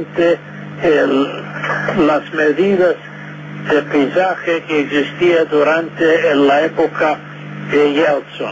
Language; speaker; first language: Spanish; non-native, fluent; English